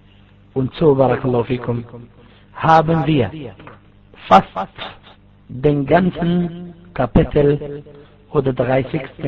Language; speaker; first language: German; non-native, fluent; Arabic